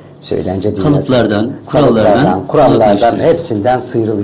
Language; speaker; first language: Turkish; native; Turkish